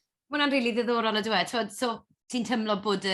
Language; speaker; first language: Welsh; native; Welsh